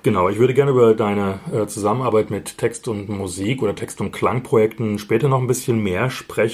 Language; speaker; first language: German; native; German